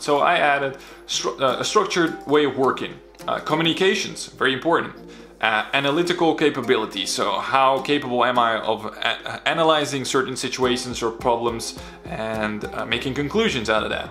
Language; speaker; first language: English; non-native, fluent; Dutch